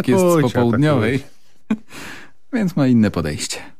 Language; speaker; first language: Polish; native; Polish